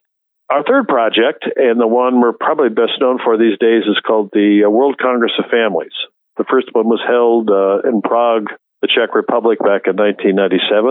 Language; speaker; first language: English; native; English